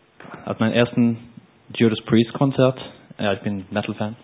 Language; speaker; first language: German; non-native, learner; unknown